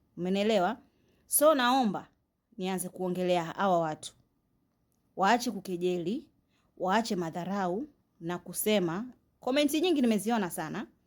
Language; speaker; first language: Swahili; native; Swahili